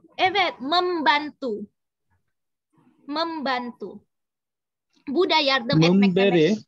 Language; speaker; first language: Turkish; non-native, fluent; Indonesian